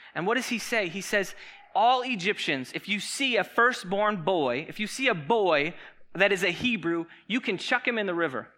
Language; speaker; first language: English; native; English